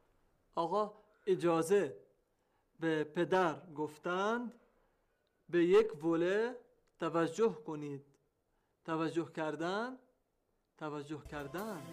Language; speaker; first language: Persian; non-native, learner; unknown